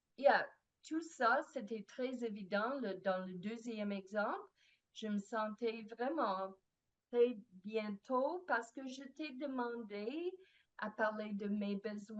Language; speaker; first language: French; non-native, fluent; English